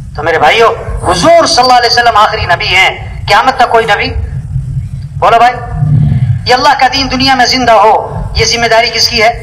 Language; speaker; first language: Urdu; non-native, local second language; Pashto